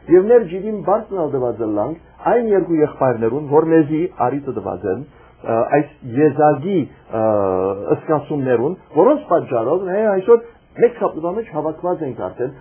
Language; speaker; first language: Armenian; early bilingual, heritage; Armenian